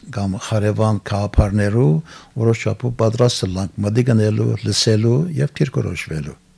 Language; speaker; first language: Armenian; early bilingual, heritage; Armenian